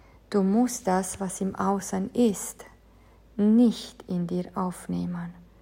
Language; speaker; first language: German; non-native, fluent; Romanian